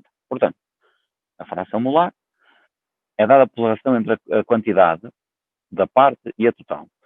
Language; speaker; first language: Portuguese; native; Portuguese